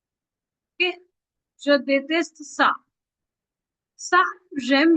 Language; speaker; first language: French; non-native, fluent; Hindi